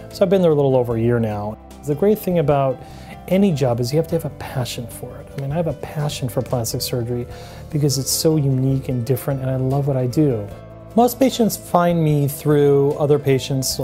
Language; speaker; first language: English; native; English